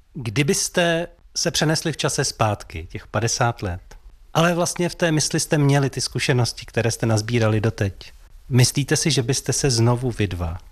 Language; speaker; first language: Czech; native; Czech